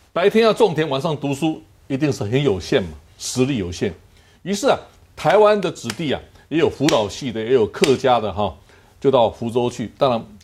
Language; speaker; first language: Chinese; native; Chinese